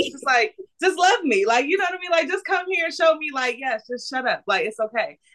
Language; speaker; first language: English; native; English